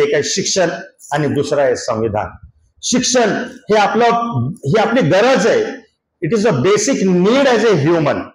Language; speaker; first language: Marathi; non-native, local second language; Urdu